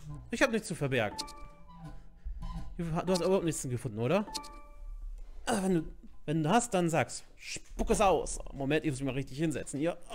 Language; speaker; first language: German; native; German